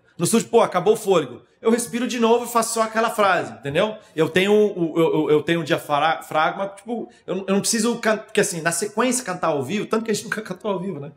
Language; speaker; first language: Portuguese; non-native, fluent; German